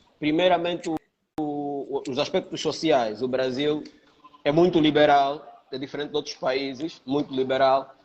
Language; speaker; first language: Portuguese; native; Portuguese